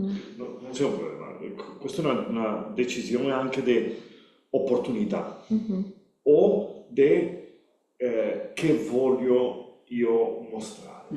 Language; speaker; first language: Italian; non-native, learner; Spanish